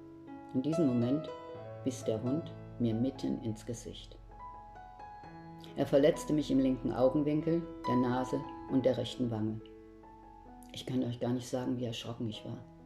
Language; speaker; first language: German; native; German